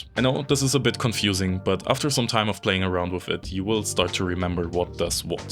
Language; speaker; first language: English; non-native, fluent; German